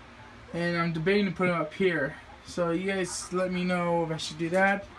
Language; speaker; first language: English; native; English